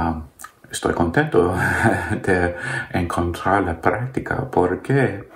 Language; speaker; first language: Spanish; non-native, learner; English